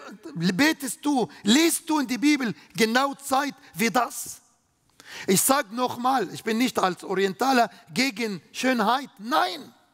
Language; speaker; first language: German; non-native, fluent; Arabic